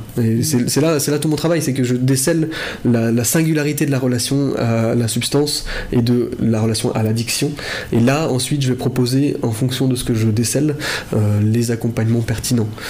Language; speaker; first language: French; native; French